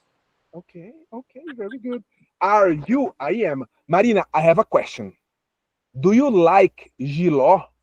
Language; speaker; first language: English; non-native, fluent; Portuguese